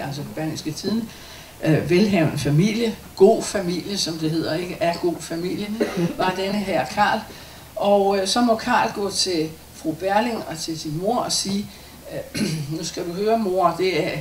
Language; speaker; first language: Danish; native; Danish